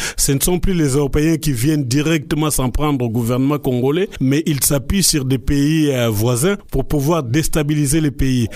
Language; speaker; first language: French; non-native, local second language; Lingala